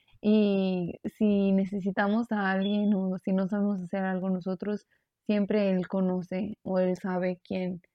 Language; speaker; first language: Spanish; early bilingual, heritage; Spanish